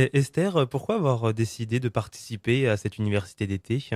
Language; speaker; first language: French; native; French